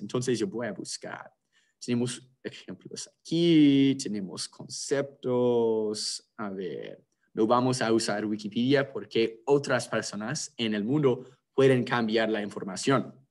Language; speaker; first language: Spanish; non-native, fluent; English